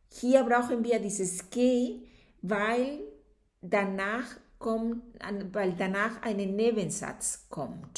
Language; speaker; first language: German; non-native, fluent; Spanish